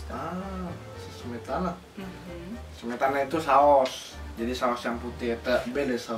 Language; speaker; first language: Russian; non-native, learner; Indonesian